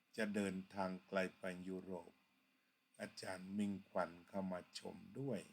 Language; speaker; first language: Thai; native; Thai